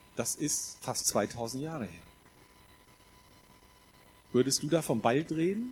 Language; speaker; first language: German; native; German